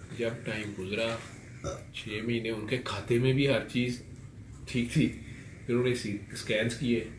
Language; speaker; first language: Urdu; non-native, local second language; Punjabi